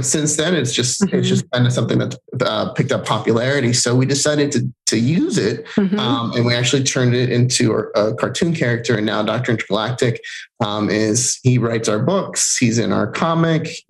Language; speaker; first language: English; non-native, fluent; Spanish